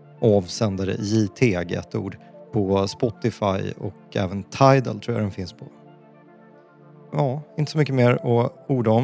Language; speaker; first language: Swedish; native; Swedish